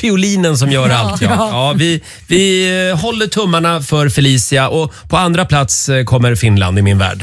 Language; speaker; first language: Swedish; native; Swedish